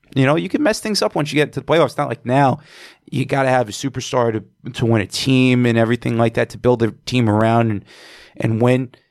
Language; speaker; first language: English; native; English